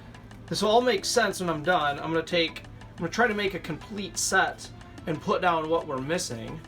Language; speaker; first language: English; native; English